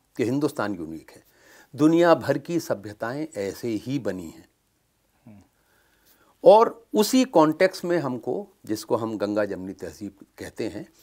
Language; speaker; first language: Hindi; native; Hindi